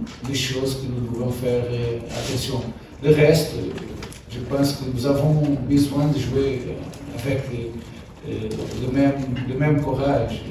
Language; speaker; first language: French; non-native, learner; Portuguese